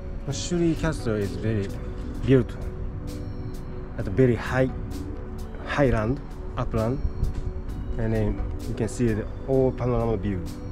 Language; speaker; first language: English; non-native, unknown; Japanese